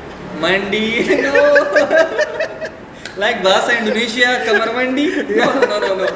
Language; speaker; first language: Indonesian; non-native, learner; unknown